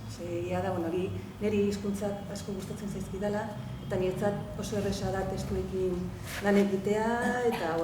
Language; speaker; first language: Basque; non-native, local second language; Spanish